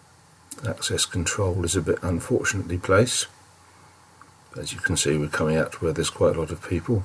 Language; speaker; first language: English; native; English